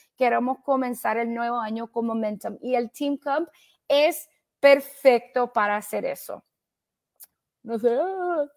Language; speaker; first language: Spanish; early bilingual, heritage; Spanish